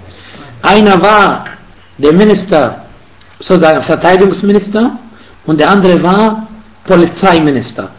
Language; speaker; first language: German; non-native, fluent; Arabic